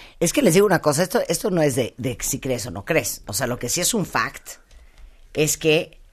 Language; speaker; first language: Spanish; native; Spanish